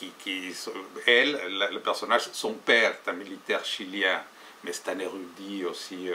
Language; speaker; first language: French; non-native, fluent; Spanish